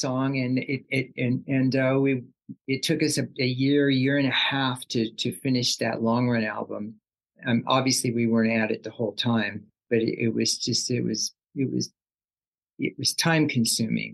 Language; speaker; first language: English; native; English